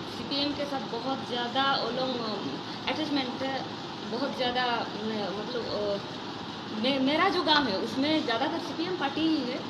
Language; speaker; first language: Hindi; non-native, local second language; Santali